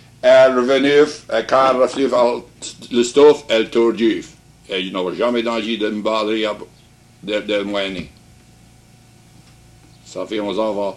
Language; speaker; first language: French; early bilingual, heritage; French